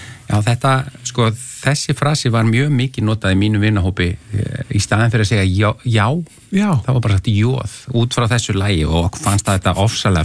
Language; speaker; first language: Icelandic; native; Icelandic